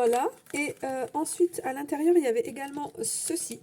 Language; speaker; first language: French; native; French